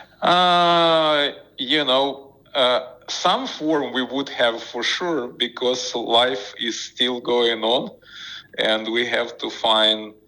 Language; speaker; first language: English; non-native, fluent; Ukrainian